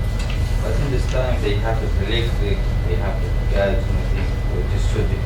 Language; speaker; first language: English; non-native, learner; Arabic